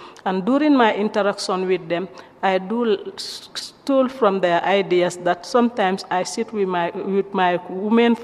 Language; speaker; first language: English; non-native, local second language; Mandingo